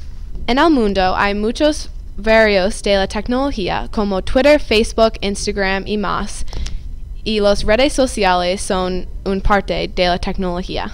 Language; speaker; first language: Spanish; non-native, learner; English